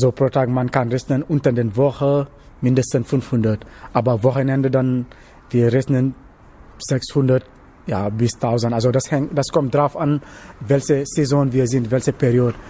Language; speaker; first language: German; non-native, learner; Wolof